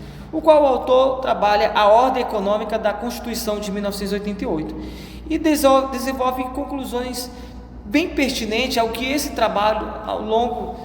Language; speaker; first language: Portuguese; native; Portuguese